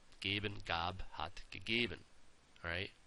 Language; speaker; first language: German; non-native, fluent; English